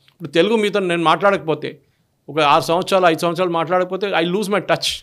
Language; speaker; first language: Telugu; non-native, local second language; Malayalam